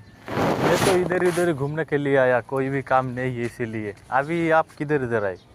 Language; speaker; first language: Hindi; non-native, learner; Bangla